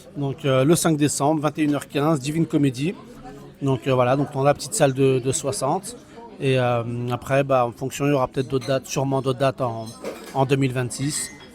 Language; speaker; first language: French; early bilingual, other home language; Kabyle